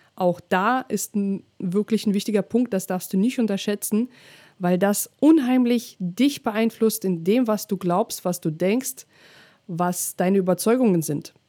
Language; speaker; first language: German; non-native, fluent; Russian